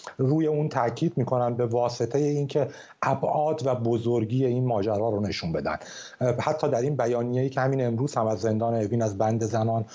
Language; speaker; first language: Persian; native; Persian